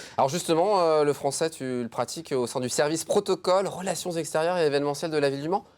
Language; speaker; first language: French; native; French